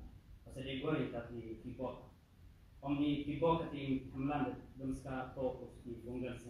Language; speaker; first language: Swedish; non-native, learner; Tigrinya